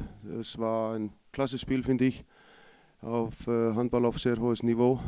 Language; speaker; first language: German; non-native, fluent; Icelandic